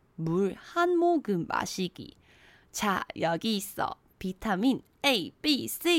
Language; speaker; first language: Korean; non-native, fluent; Chinese